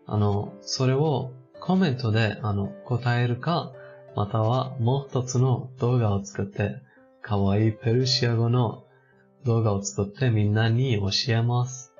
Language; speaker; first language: Japanese; non-native, fluent; Persian